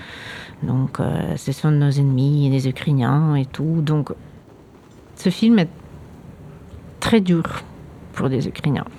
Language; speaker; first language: French; non-native, fluent; Ukrainian